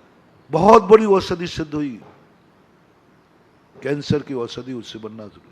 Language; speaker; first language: Hindi; native; Hindi